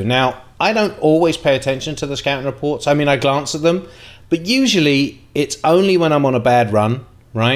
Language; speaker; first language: English; native; English